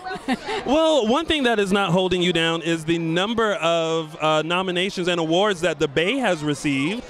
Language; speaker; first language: English; native; English